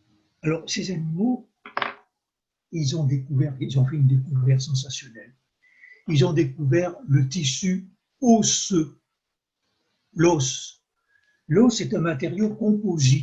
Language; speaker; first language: French; native; French